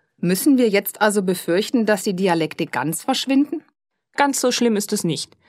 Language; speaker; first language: German; native; German